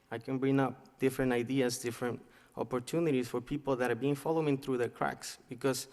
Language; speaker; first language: English; non-native, fluent; Spanish